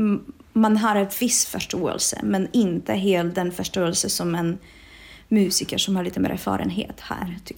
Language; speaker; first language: Swedish; non-native, fluent; Czech